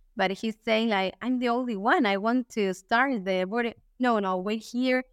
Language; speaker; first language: English; non-native, fluent; Spanish